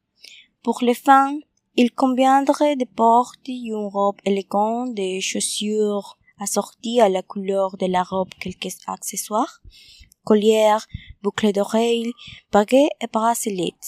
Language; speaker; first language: French; non-native, learner; Spanish